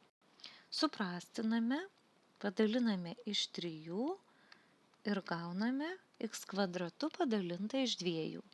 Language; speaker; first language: Lithuanian; native; Lithuanian